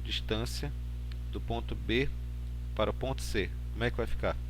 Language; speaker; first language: Portuguese; native; Portuguese